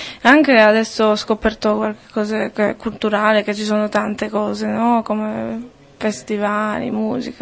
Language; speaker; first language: Italian; non-native, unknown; Polish